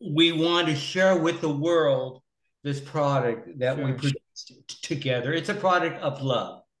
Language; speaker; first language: English; native; English